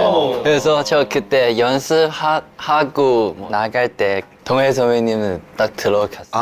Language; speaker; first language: Korean; non-native, learner; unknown